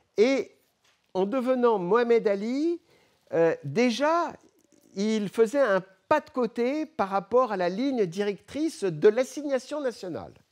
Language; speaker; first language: French; early bilingual, other home language; Arabic